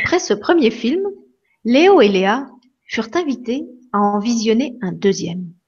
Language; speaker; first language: French; native; French